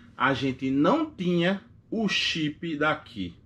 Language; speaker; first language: Portuguese; native; Portuguese